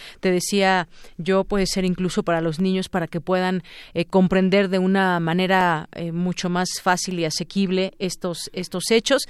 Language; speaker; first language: Spanish; native; Spanish